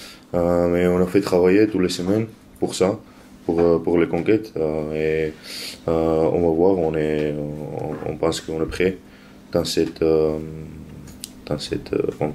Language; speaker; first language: French; non-native, fluent; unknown